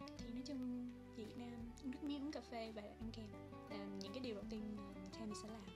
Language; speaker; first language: Vietnamese; early bilingual, heritage; Vietnamese